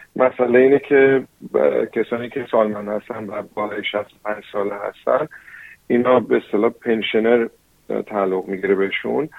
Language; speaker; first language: Persian; early bilingual, heritage; Persian